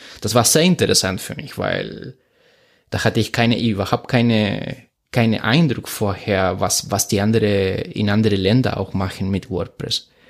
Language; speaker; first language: German; non-native, fluent; Spanish